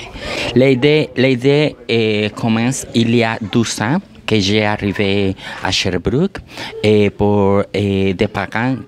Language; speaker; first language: French; non-native, learner; Spanish